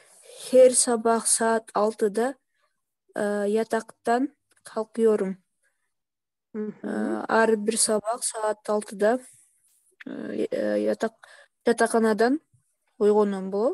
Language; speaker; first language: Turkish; non-native, learner; Kyrgyz